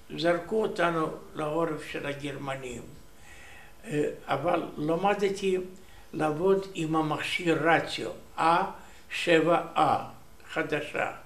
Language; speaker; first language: Hebrew; non-native, learner; Romanian